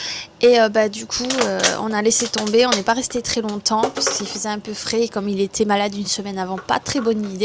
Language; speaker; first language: French; native; French